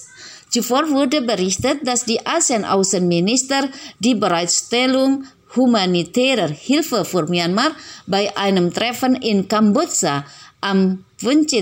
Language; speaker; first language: German; non-native, fluent; Indonesian